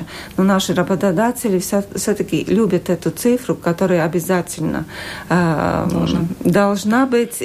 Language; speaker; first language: Russian; non-native, local second language; Latvian